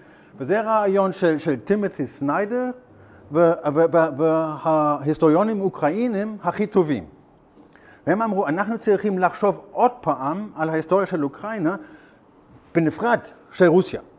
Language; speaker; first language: Hebrew; non-native, learner; German